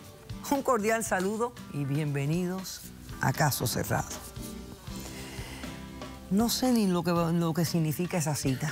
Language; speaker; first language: Spanish; native; Spanish